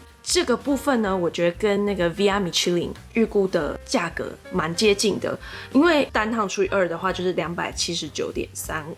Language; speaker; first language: Chinese; native; Chinese